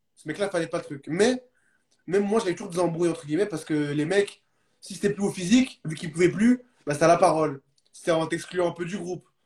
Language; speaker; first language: French; early bilingual, other home language; Arabic